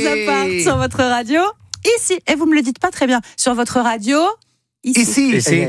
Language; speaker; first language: French; native; French